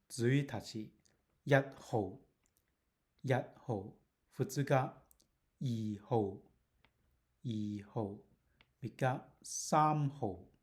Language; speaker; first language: Japanese; non-native, learner; Cantonese